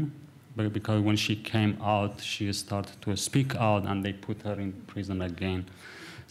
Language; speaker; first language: English; non-native, fluent; Kurdish